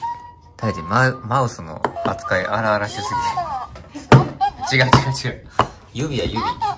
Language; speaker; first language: Japanese; native; Japanese